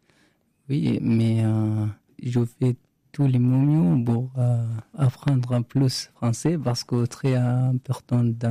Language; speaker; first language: French; non-native, learner; Arabic